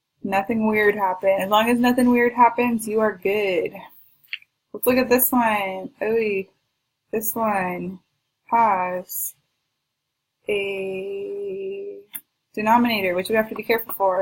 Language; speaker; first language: English; native; English